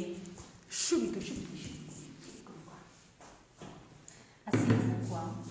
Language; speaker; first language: Italian; non-native, learner; Arabic